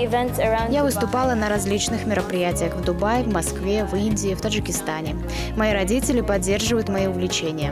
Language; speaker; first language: Russian; early bilingual, heritage; Russian